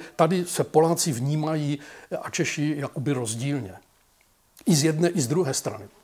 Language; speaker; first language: Czech; native; Czech